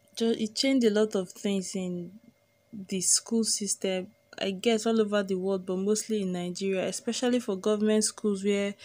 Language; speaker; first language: English; non-native, local second language; Igbo